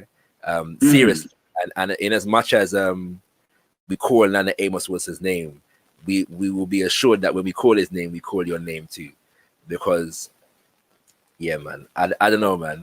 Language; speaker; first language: English; native; English